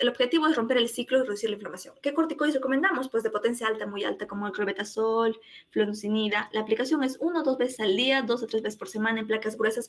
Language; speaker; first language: Spanish; native; Spanish